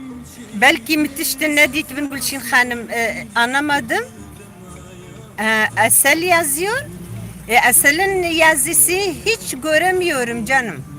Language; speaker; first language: Turkish; non-native, local second language; Kurdish